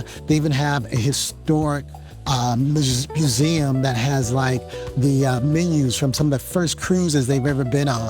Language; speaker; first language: English; native; English